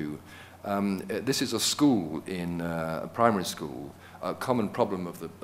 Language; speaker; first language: English; native; English